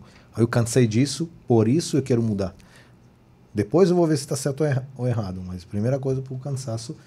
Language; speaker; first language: Portuguese; non-native, fluent; Hebrew